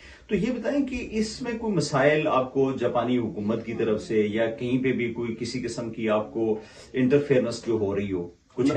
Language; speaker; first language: Hindi; native; Hindi